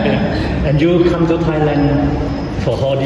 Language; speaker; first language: English; non-native, learner; Thai